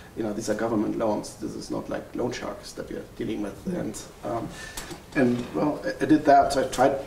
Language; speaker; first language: English; non-native, fluent; German